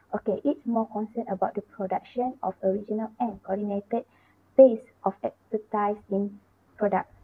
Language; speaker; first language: English; non-native, local second language; Malay